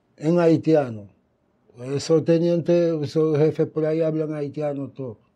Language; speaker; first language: Spanish; non-native, fluent; Haitian Creole